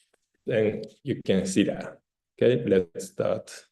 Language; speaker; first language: English; non-native, fluent; Japanese